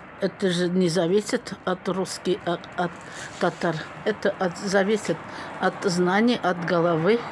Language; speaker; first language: Russian; non-native, local second language; Tatar